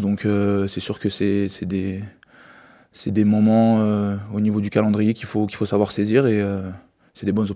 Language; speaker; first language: French; native; French